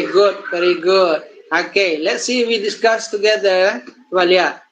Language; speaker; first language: English; non-native, learner; Indonesian